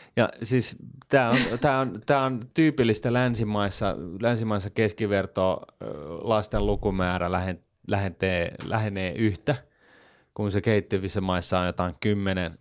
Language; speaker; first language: Finnish; native; Finnish